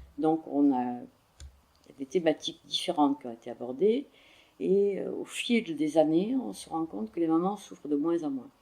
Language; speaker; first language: French; native; French